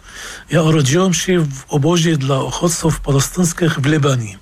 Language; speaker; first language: Polish; non-native, fluent; Arabic